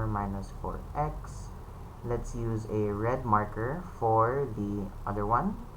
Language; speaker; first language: English; non-native, local second language; Filipino